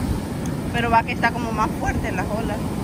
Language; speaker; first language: Spanish; native; Spanish